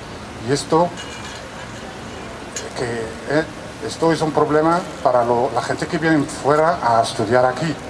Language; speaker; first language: Spanish; non-native, fluent; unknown